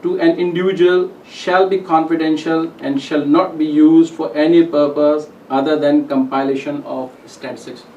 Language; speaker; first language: English; non-native, local second language; Urdu